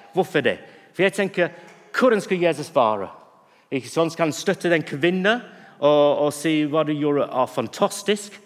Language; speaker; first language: Norwegian; non-native, fluent; English